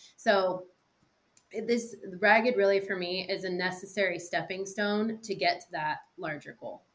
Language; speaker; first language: English; native; English